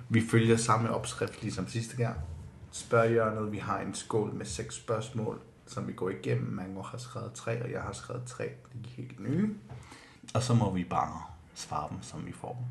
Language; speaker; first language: Danish; non-native, local second language; Kalaallisut